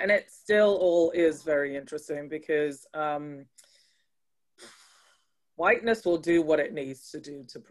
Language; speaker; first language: English; non-native, local second language; Yoruba